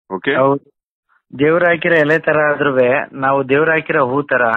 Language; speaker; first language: Kannada; native; Kannada